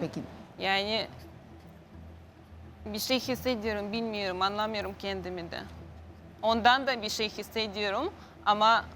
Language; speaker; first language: Turkish; non-native, learner; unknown